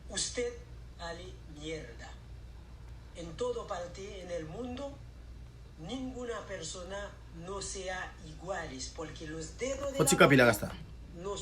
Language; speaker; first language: Spanish; non-native, learner; Haitian Creole